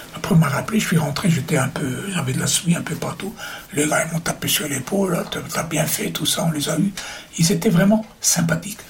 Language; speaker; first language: French; early bilingual, other home language; German